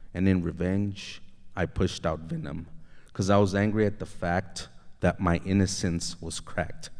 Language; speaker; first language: English; native; English